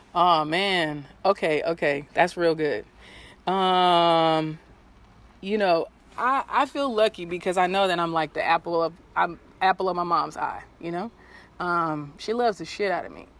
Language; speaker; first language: English; native; English